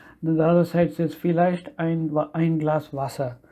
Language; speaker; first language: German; non-native, learner; Tamil